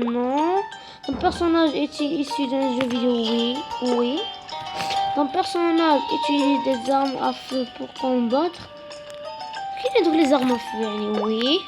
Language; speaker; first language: French; non-native, local second language; Arabic